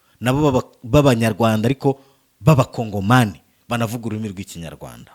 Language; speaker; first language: Kinyarwanda; native; Kinyarwanda